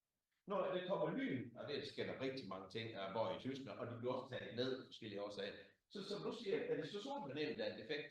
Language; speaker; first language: Danish; native; Danish